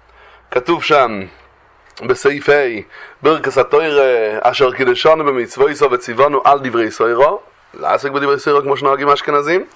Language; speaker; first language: Hebrew; native; Hebrew